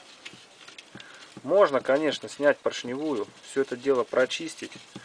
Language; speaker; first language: Russian; native; Russian